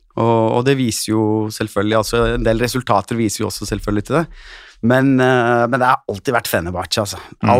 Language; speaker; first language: Norwegian; early bilingual, other home language; Turkish